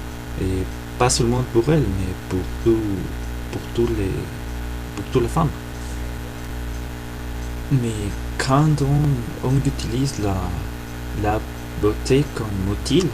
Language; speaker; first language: French; non-native, fluent; Spanish